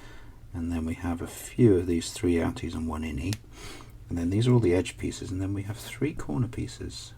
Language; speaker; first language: English; native; English